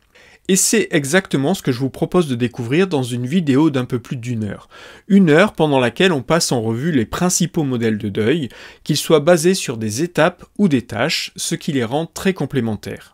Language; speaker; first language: French; native; French